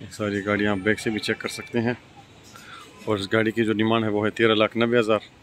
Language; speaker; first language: Urdu; non-native, local second language; Pashto